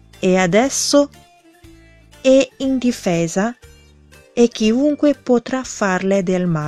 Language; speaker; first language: Italian; non-native, fluent; Chinese